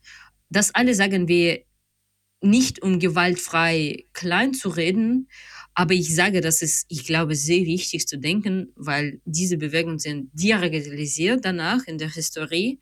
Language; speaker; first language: German; non-native, fluent; Ukrainian